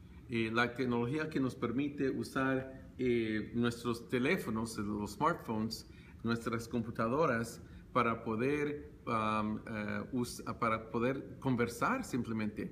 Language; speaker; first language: Spanish; early bilingual, heritage; Spanish